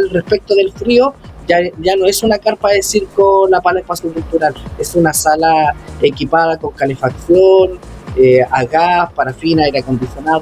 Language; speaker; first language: Spanish; native; Spanish